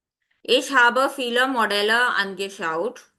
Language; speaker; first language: German; non-native, fluent; Hindi